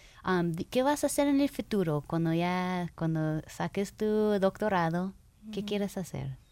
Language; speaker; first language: Spanish; early bilingual, heritage; Spanish